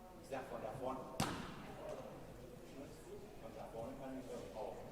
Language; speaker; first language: German; native; German